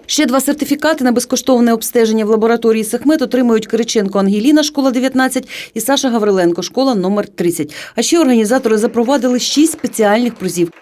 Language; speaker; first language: Ukrainian; native; Ukrainian